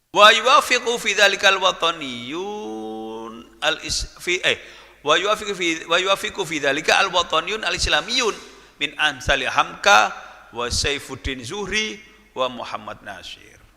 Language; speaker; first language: Arabic; non-native, fluent; Javanese